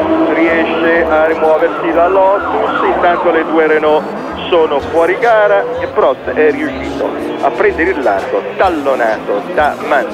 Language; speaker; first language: Italian; native; Italian